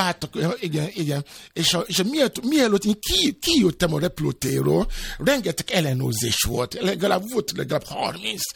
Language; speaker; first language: Hungarian; non-native, fluent; Yoruba